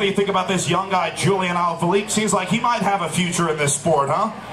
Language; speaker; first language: English; native; English